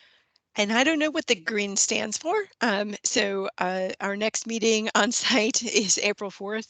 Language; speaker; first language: English; native; English